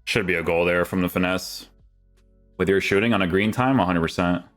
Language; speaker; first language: English; native; English